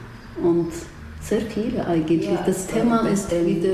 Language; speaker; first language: German; non-native, fluent; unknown